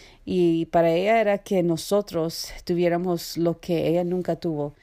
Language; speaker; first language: Spanish; early bilingual, heritage; Spanish